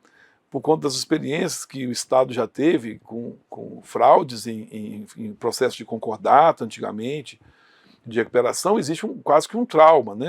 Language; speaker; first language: Portuguese; native; Portuguese